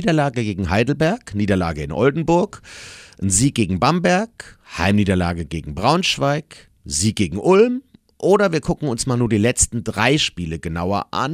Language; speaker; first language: German; native; German